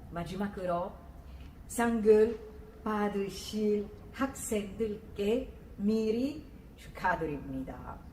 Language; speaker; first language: Korean; non-native, learner; Italian